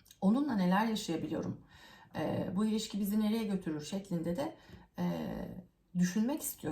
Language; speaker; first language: Turkish; native; Turkish